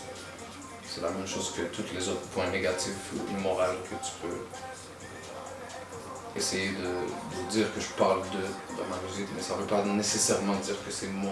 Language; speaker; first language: French; native; French